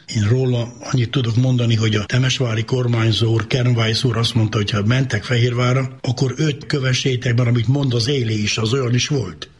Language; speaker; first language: Hungarian; native; Hungarian